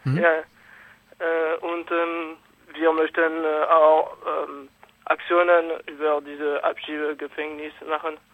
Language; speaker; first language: German; non-native, fluent; French